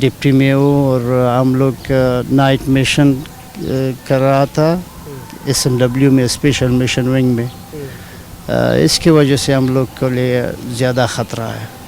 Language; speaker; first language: Hindi; non-native, learner; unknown